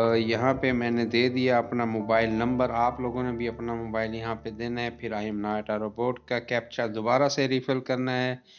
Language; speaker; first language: Urdu; non-native, local second language; Punjabi